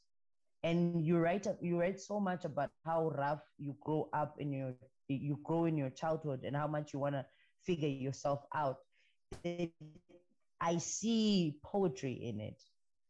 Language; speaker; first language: English; non-native, local second language; Xhosa